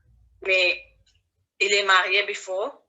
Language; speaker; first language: French; non-native, learner; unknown